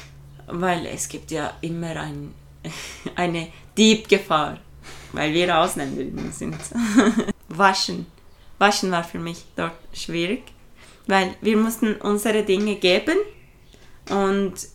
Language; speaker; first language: German; non-native, fluent; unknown